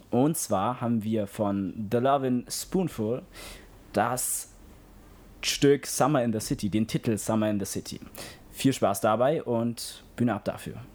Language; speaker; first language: German; native; German